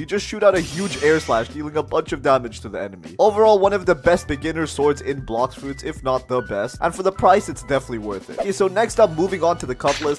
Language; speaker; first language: English; native; English